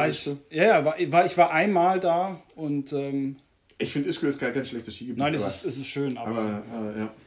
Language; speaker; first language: German; native; German